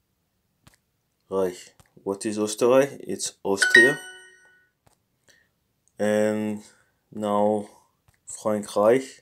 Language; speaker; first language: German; non-native, learner; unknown